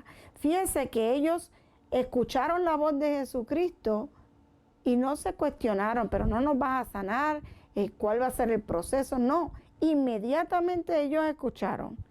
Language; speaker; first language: Spanish; native; Spanish